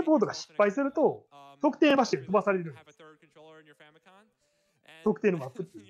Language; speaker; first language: Japanese; native; Japanese